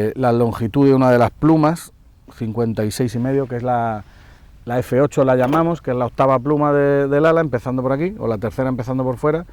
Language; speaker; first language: Spanish; native; Spanish